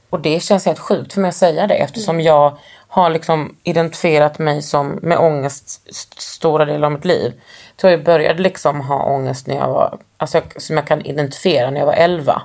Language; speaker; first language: Swedish; native; Swedish